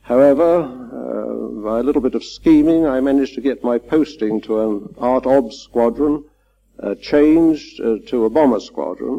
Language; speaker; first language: English; native; English